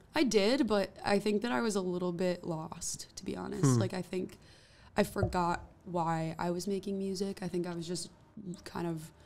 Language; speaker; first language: English; native; English